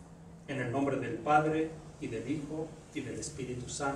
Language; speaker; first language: Spanish; native; Spanish